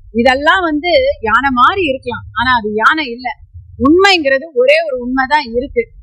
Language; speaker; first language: Tamil; native; Tamil